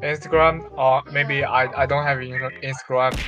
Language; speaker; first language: English; non-native, learner; Chinese